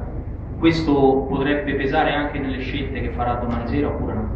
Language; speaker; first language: Italian; native; Italian